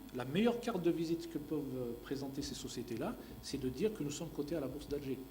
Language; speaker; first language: French; non-native, local second language; Arabic